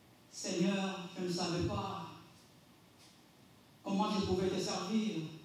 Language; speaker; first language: French; non-native, local second language; Lingala